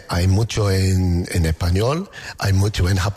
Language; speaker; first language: Spanish; non-native, learner; English